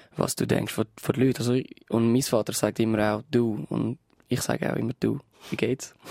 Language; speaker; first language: German; non-native, local second language; French